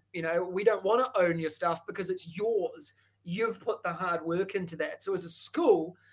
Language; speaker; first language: English; native; English